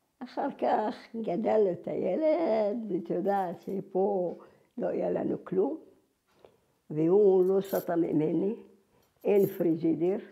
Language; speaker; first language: Hebrew; non-native, fluent; Arabic